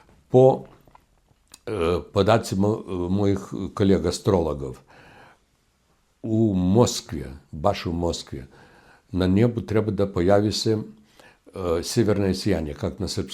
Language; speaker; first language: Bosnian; non-native, fluent; Russian